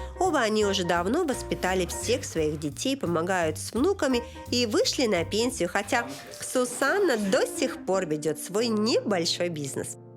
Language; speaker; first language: Russian; native; Russian